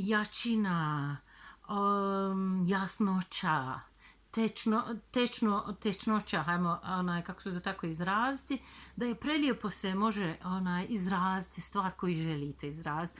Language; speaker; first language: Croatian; non-native, fluent; Turkish